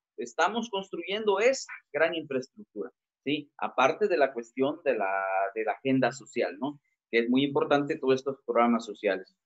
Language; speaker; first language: Spanish; native; Spanish